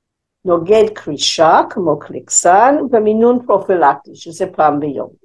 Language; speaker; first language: Hebrew; non-native, fluent; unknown